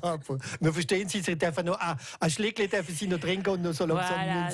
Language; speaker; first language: German; native; German